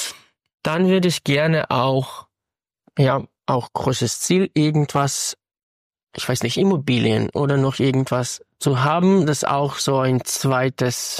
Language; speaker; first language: German; non-native, fluent; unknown